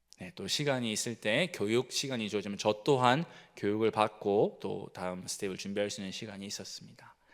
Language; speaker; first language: Korean; native; Korean